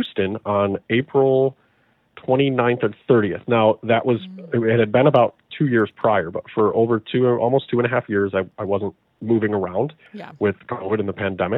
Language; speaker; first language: English; native; English